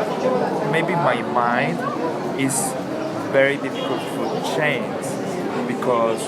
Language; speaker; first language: English; non-native, learner; Spanish